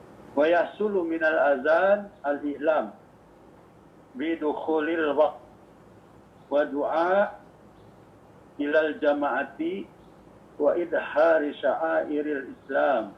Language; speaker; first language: Arabic; non-native, fluent; Indonesian